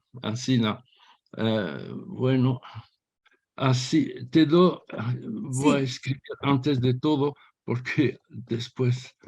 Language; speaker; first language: Spanish; early bilingual, heritage; Ladino